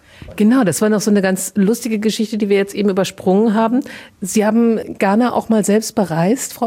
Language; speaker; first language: German; native; German